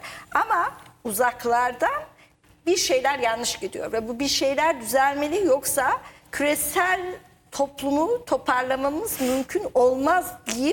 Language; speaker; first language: Turkish; native; Turkish